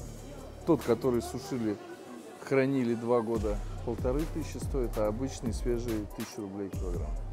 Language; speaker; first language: Russian; native; Russian